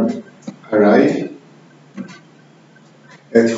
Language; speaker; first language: English; non-native, learner; Portuguese